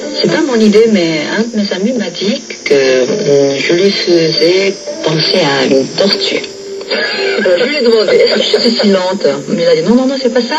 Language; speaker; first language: French; non-native, fluent; Korean